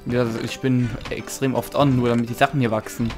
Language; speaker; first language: German; native; German